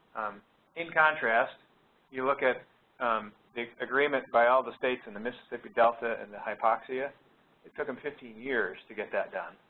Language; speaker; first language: English; native; English